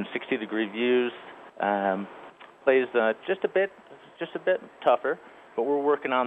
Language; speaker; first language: English; native; English